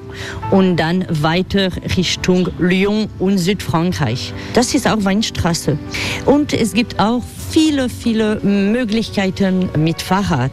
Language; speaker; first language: German; non-native, fluent; French